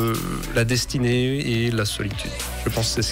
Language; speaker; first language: French; native; French